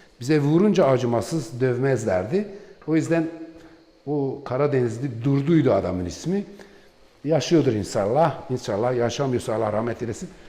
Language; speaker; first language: Turkish; non-native, local second language; Kurdish